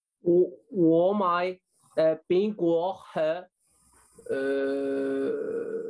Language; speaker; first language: Chinese; non-native, learner; Arabic